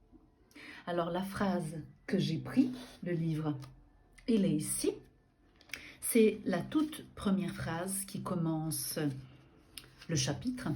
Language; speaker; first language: French; non-native, fluent; Portuguese